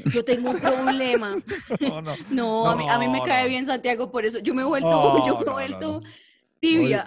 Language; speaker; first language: Spanish; native; Spanish